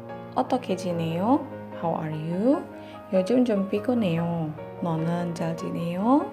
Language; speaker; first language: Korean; non-native, learner; Indonesian